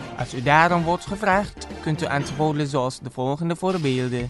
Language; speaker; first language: Dutch; non-native, fluent; Indonesian